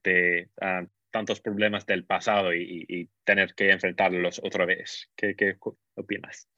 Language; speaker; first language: Spanish; non-native, fluent; English